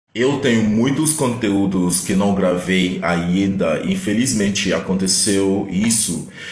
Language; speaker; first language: Portuguese; non-native, fluent; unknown